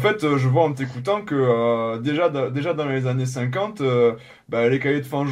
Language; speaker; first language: French; native; French